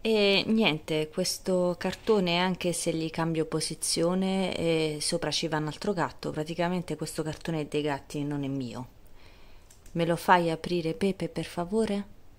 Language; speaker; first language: Italian; native; Italian